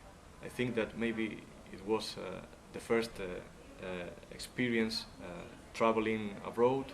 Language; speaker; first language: English; non-native, learner; Spanish